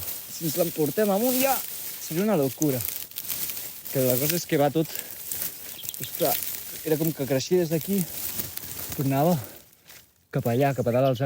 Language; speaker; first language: Catalan; native; Catalan